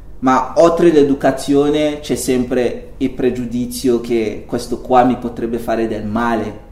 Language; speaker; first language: Italian; non-native, fluent; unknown